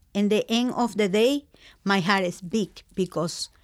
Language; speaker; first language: English; non-native, learner; Spanish